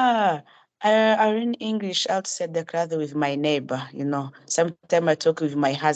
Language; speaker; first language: English; non-native, learner; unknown